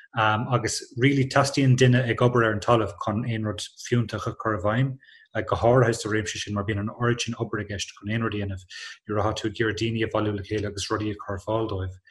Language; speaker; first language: Irish; non-native, local second language; English